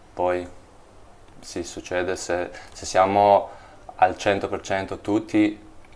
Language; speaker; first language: Italian; non-native, learner; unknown